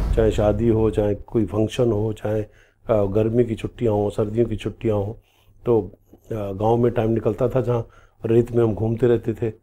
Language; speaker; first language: Hindi; native; Hindi